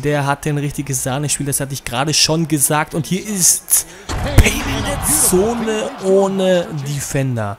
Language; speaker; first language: German; native; German